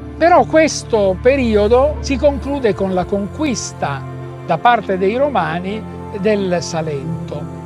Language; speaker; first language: Italian; native; Italian